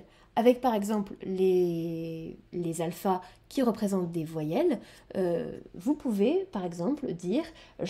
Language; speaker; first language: French; native; French